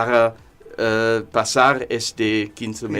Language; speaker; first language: Spanish; non-native, learner; German